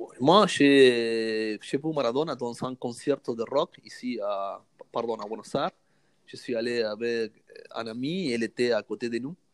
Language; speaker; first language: French; non-native, learner; Spanish